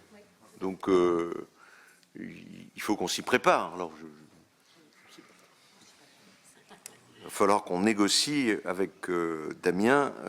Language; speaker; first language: French; native; French